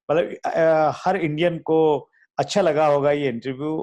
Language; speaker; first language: Hindi; native; Hindi